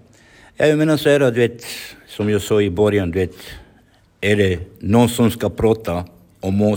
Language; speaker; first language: Swedish; non-native, fluent; Romany